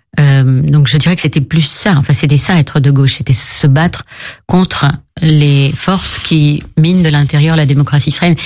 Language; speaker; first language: French; native; French